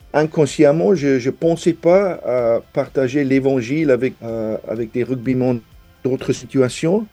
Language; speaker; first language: French; non-native, fluent; English